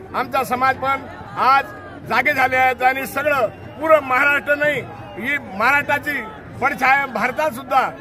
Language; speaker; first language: Marathi; non-native, local second language; Lambadi